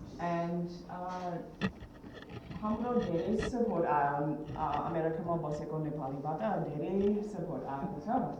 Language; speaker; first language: Nepali; early bilingual, heritage; Nepali